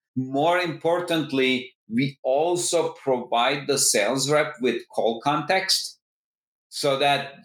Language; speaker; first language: English; non-native, fluent; Turkish